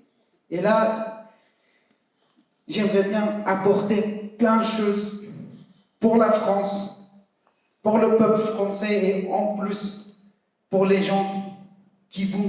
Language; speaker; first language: French; non-native, fluent; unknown